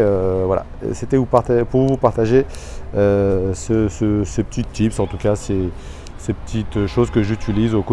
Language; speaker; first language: French; early bilingual, other home language; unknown